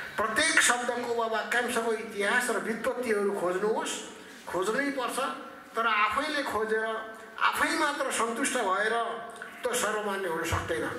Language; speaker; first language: Nepali; native; Nepali